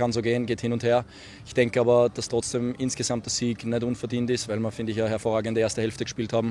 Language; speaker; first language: German; native; German